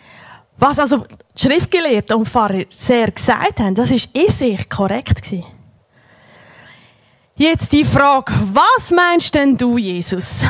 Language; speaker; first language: German; native; German